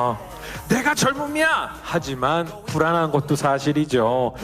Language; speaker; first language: Korean; native; Korean